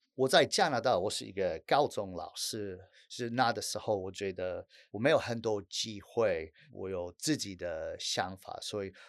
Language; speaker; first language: Chinese; non-native, fluent; English